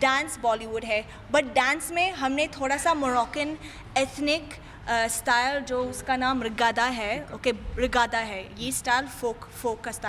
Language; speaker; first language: Hindi; non-native, fluent; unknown